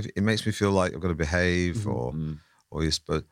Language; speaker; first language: English; native; English